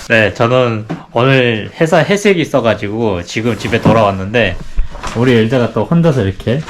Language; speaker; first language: Korean; native; Korean